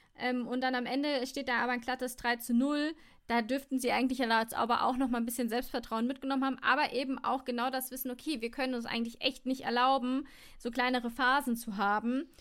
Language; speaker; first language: German; native; German